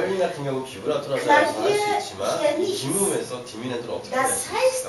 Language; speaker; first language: German; non-native, fluent; Korean